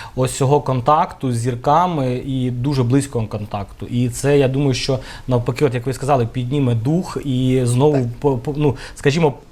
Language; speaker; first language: Ukrainian; native; Ukrainian